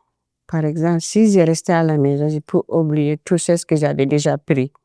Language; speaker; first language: French; non-native, fluent; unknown